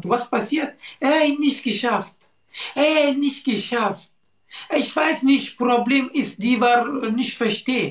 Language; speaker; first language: German; non-native, learner; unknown